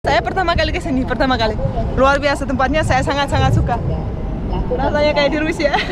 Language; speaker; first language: Indonesian; non-native, fluent; Russian